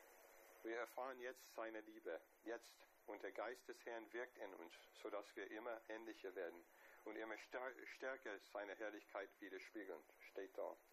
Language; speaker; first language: German; non-native, fluent; English